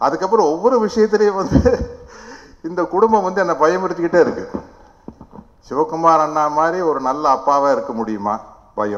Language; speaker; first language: Tamil; native; Tamil